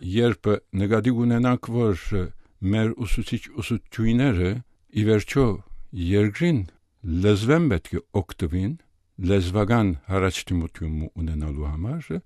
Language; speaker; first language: Armenian; early bilingual, heritage; Armenian